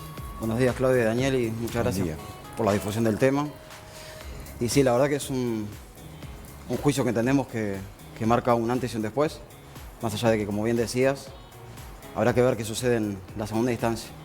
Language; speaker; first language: Spanish; native; Spanish